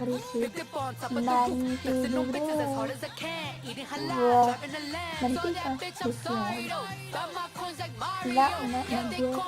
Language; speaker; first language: French; native; French